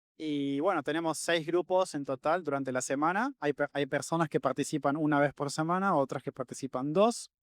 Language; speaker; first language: Spanish; native; Spanish